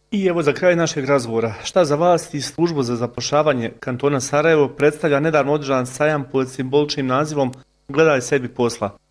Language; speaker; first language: Bosnian; native; Bosnian